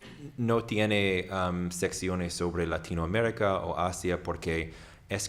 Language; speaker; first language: Spanish; non-native, fluent; English